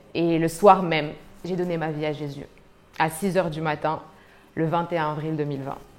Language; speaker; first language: French; early bilingual, other home language; Arabic